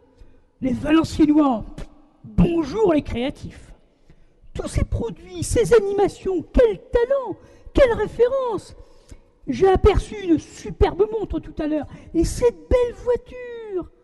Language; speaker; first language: French; native; French